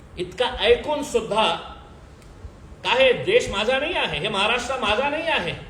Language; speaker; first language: Marathi; non-native, local second language; Urdu